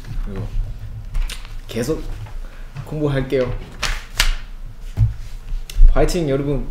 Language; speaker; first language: Korean; non-native, learner; Thai